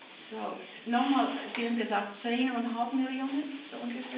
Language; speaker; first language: German; non-native, fluent; English